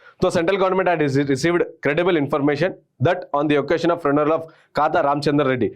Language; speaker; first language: English; non-native, local second language; Telugu